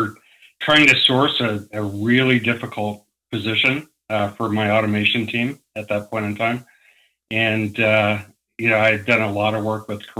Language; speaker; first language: English; native; English